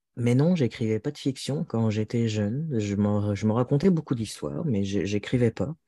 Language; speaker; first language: French; native; French